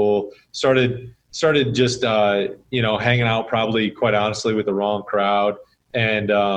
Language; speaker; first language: English; native; English